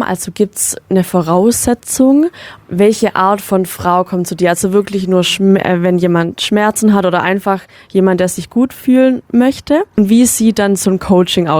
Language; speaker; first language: German; native; German